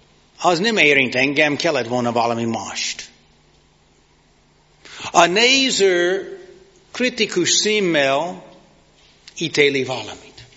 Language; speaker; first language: Hungarian; non-native, fluent; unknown